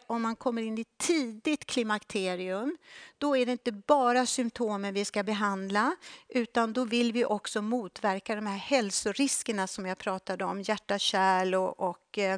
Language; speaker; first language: Swedish; native; Swedish